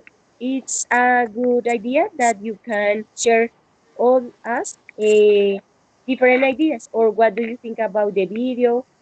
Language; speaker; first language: English; non-native, learner; Spanish